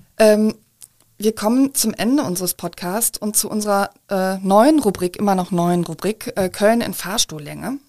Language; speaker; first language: German; native; German